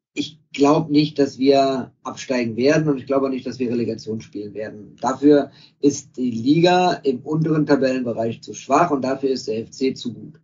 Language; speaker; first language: German; native; German